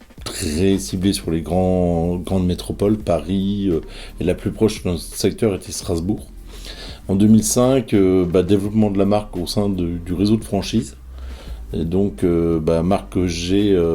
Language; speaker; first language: French; native; French